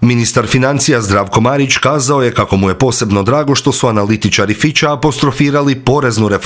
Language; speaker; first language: Croatian; native; Croatian